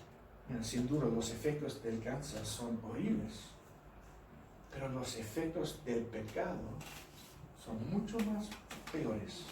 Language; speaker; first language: Spanish; non-native, fluent; English